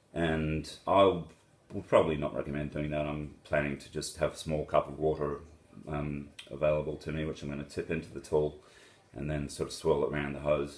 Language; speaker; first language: English; native; English